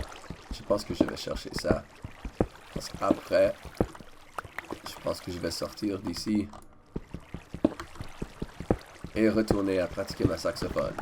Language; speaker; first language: French; non-native, learner; English